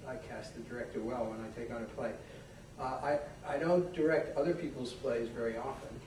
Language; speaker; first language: English; native; English